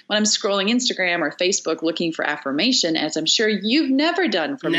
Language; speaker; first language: English; native; English